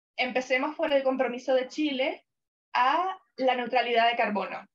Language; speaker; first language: Spanish; non-native, fluent; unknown